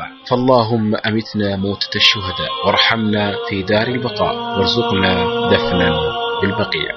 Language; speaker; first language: Arabic; native; Arabic